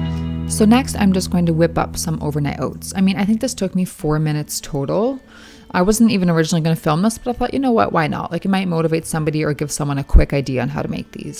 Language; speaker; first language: English; native; English